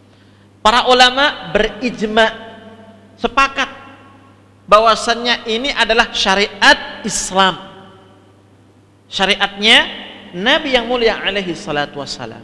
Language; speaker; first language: Indonesian; native; Indonesian